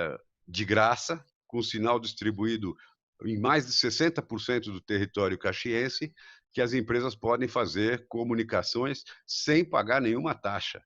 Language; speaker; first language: Portuguese; native; Portuguese